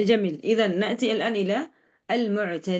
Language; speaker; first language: Arabic; non-native, fluent; Indonesian